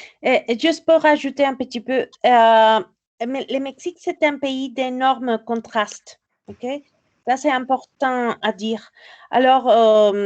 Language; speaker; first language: French; non-native, fluent; Spanish